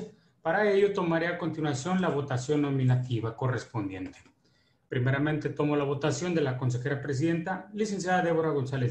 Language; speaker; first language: Spanish; native; Spanish